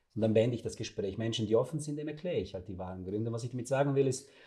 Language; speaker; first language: German; non-native, fluent; Serbian